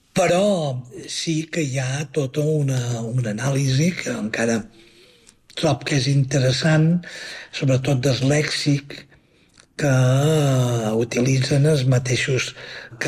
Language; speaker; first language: Catalan; native; Catalan